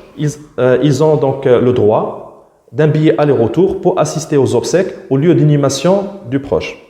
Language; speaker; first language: French; non-native, local second language; Arabic